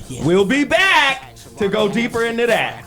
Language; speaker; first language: English; native; English